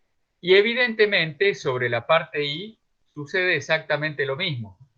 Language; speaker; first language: Spanish; native; Spanish